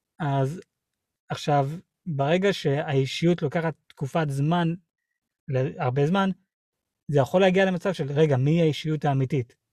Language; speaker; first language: Hebrew; early bilingual, other home language; English